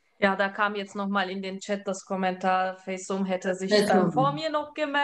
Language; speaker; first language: German; early bilingual, other home language; Turkish